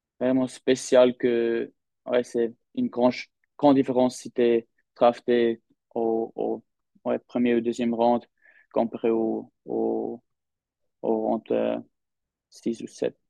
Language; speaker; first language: French; non-native, local second language; German